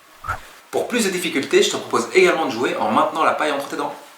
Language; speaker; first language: French; native; French